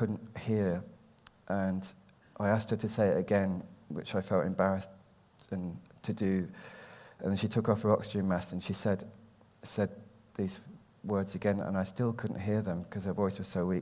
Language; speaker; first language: English; native; English